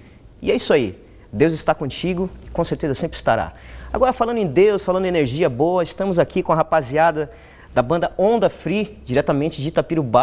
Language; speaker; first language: Portuguese; native; Portuguese